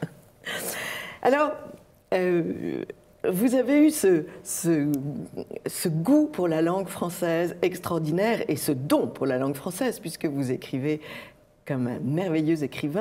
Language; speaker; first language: French; native; French